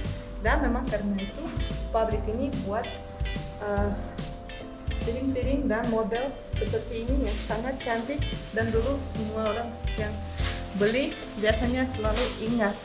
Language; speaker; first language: Indonesian; non-native, fluent; Russian